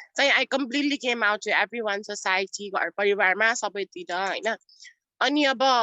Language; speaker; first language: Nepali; non-native, local second language; Newari